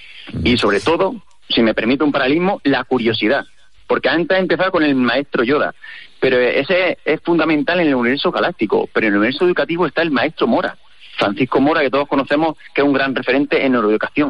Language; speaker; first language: Spanish; native; Spanish